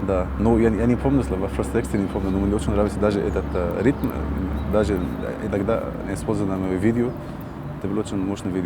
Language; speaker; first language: Russian; non-native, learner; Arabic